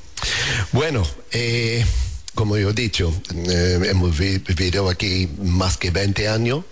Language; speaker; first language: Spanish; non-native, learner; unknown